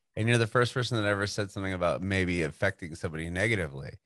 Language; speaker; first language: English; native; English